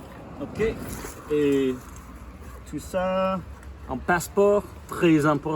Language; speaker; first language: French; non-native, fluent; English